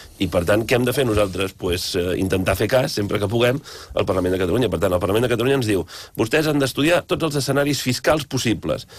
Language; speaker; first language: Catalan; native; Catalan